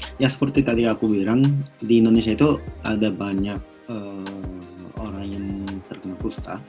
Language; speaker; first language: Indonesian; non-native, fluent; Japanese